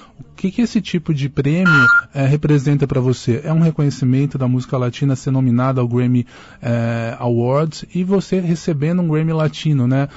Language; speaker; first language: Portuguese; native; Portuguese